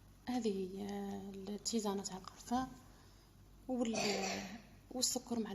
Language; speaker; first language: Arabic; native; Arabic